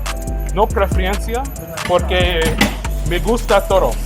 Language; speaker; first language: Spanish; non-native, learner; English